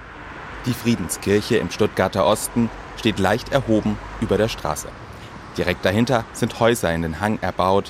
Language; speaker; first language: German; native; German